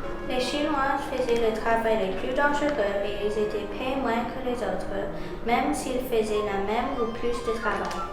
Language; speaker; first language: French; non-native, learner; English